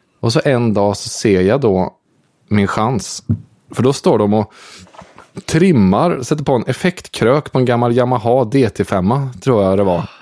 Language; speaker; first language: Swedish; native; Swedish